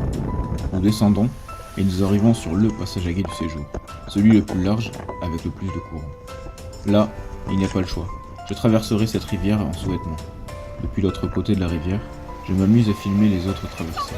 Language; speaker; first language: French; native; French